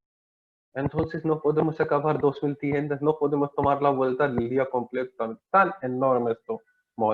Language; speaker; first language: Spanish; non-native, learner; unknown